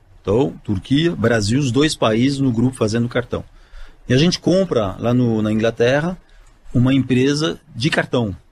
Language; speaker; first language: Portuguese; non-native, fluent; French